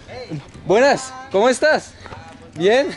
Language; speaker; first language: Spanish; non-native, learner; French